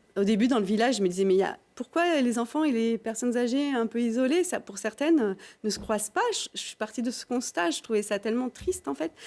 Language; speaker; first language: French; native; French